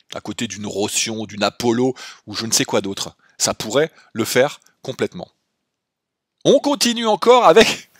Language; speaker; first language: French; native; French